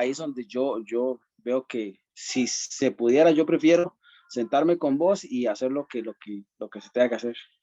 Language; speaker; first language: Spanish; native; Spanish